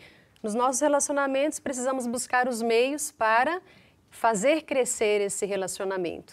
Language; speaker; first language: Portuguese; native; Portuguese